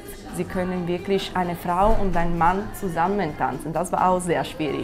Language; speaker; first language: German; non-native, fluent; Italian